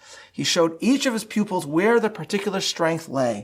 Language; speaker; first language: English; native; English